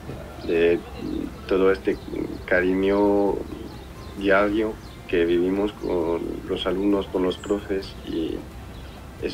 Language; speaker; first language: Spanish; non-native, fluent; French